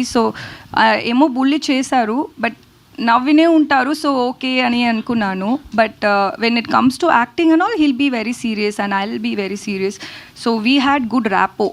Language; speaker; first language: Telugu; non-native, fluent; Tamil